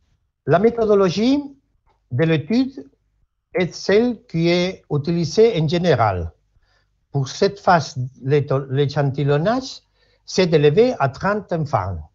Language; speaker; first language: French; non-native, learner; Spanish